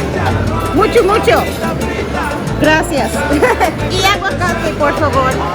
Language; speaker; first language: Spanish; non-native, learner; English